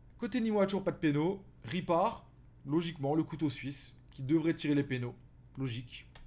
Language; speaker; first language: French; native; French